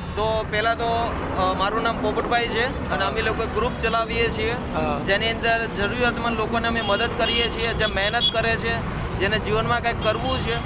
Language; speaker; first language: Gujarati; native; Gujarati